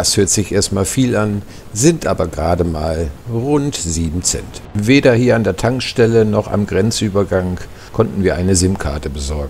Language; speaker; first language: German; native; German